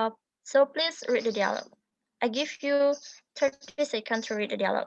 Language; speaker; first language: English; non-native, learner; Indonesian